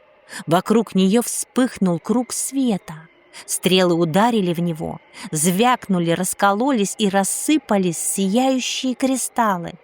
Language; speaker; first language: Russian; native; Russian